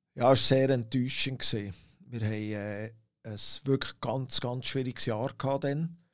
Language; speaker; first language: German; native; German